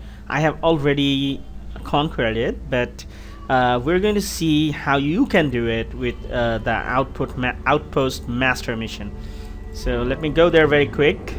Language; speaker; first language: English; non-native, fluent; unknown